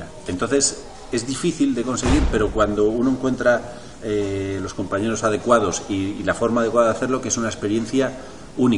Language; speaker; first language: Spanish; native; Spanish